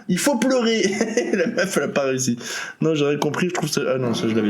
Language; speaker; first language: French; native; French